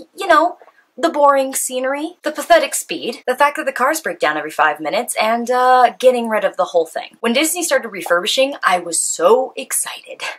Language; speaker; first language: English; native; English